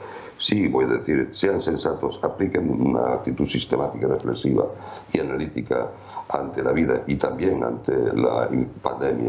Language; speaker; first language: Spanish; native; Spanish